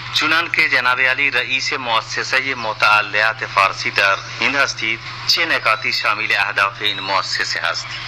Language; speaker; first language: Persian; non-native, fluent; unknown